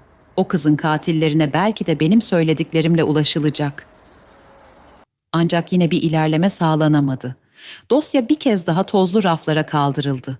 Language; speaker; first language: Turkish; native; Turkish